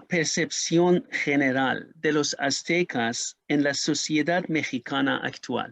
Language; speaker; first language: Spanish; non-native, learner; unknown